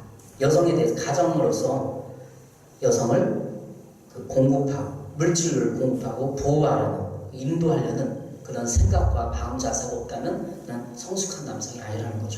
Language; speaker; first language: Korean; native; Korean